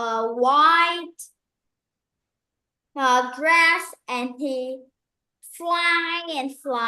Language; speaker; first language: English; non-native, learner; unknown